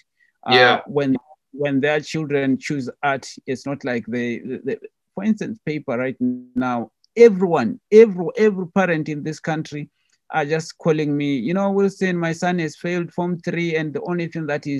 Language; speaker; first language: English; non-native, local second language; Tswana